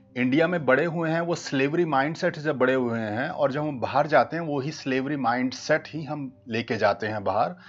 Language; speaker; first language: Hindi; native; Hindi